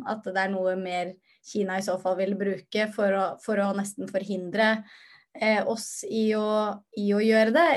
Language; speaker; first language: Norwegian; native; Norwegian